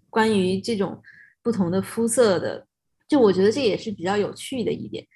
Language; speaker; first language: Chinese; native; Chinese